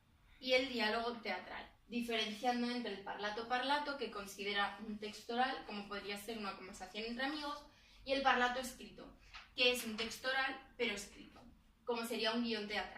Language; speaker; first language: Spanish; native; Spanish